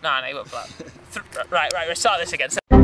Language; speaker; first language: English; native; English